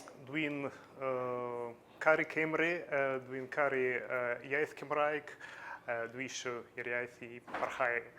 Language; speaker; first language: Welsh; non-native, learner; Russian